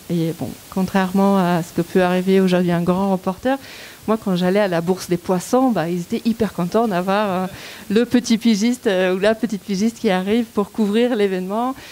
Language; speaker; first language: French; non-native, fluent; German